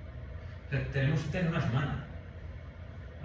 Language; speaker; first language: Spanish; native; Spanish